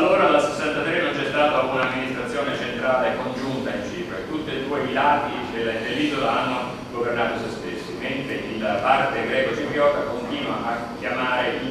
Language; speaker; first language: Italian; native; Italian